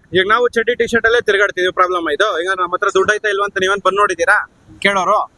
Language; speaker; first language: Kannada; native; Kannada